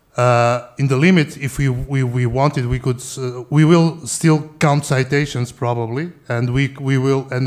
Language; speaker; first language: English; non-native, fluent; Portuguese